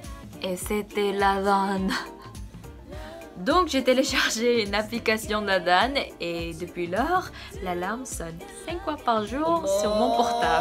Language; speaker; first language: French; non-native, fluent; Korean